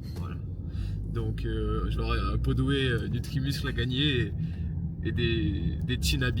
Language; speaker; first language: French; native; French